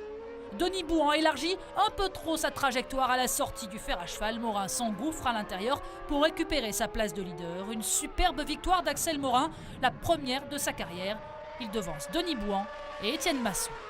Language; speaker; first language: French; native; French